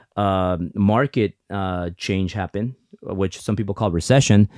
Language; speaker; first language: English; early bilingual, other home language; Spanish